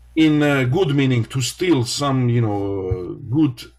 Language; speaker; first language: English; non-native, fluent; Armenian